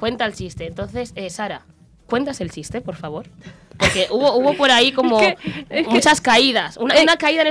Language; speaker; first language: Spanish; native; Spanish